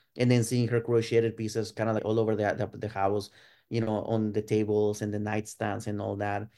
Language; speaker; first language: English; non-native, fluent; Spanish